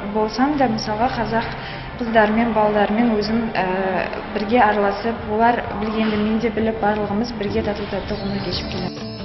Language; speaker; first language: Kazakh; non-native, local second language; Chechen